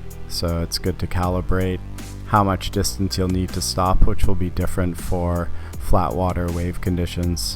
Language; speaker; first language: English; native; English